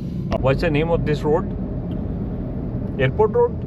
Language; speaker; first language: English; non-native, local second language; Urdu